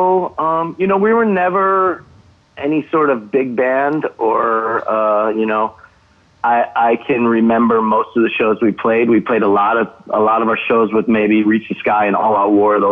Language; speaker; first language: English; native; English